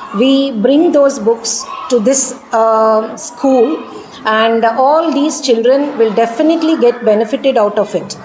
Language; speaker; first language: English; non-native, local second language; Tamil